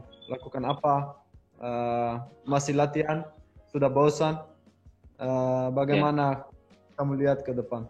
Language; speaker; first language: Indonesian; non-native, learner; Dutch